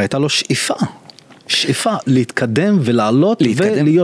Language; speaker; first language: Hebrew; non-native, local second language; Arabic